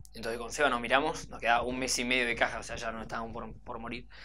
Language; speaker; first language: Spanish; native; Spanish